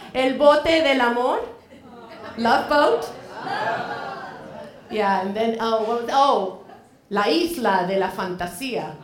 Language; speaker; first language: English; non-native, fluent; Spanish